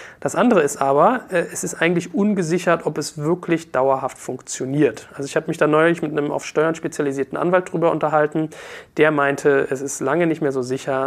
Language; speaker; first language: German; native; German